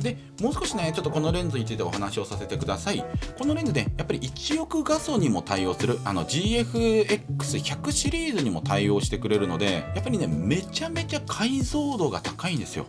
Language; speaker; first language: Japanese; native; Japanese